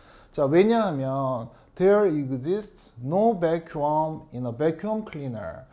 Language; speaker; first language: English; non-native, fluent; Korean